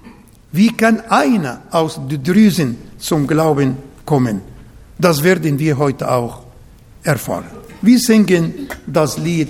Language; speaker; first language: German; non-native, learner; Arabic